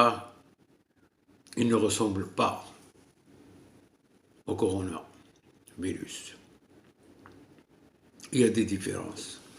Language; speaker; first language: French; non-native, local second language; Arabic